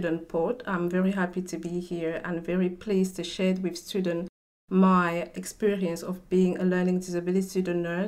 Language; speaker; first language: English; non-native, local second language; French